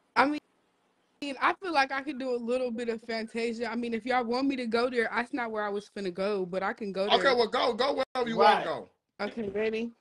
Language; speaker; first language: English; native; English